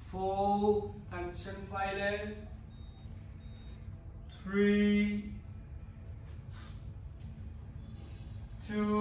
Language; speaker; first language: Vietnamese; non-native, learner; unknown